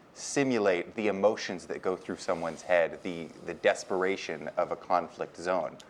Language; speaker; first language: English; native; English